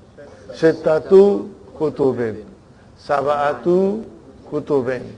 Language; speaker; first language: Arabic; non-native, fluent; Urdu